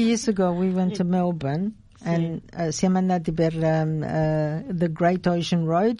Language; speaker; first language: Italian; early bilingual, heritage; Italian